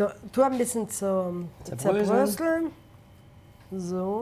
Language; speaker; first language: German; non-native, fluent; Italian